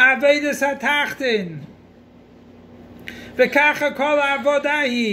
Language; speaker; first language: Hebrew; non-native, fluent; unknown